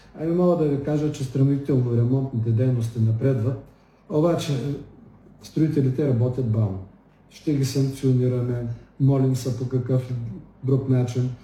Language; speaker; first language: Bulgarian; native; Bulgarian